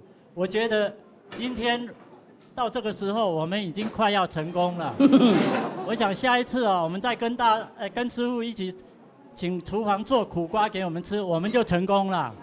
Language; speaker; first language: Chinese; native; Chinese